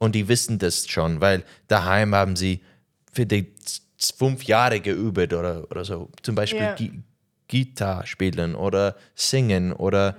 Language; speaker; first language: German; non-native, learner; English